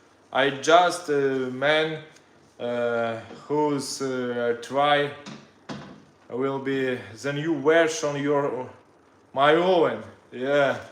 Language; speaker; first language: English; non-native, learner; Russian